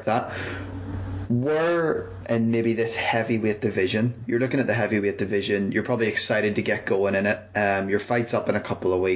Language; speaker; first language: English; native; English